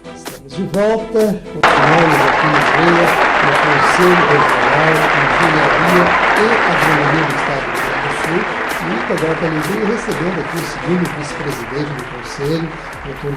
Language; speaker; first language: Portuguese; native; Portuguese